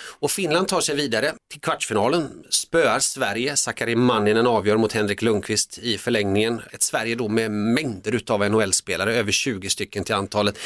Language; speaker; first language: Swedish; early bilingual, other home language; Finnish